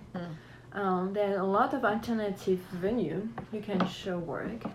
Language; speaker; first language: English; non-native, fluent; French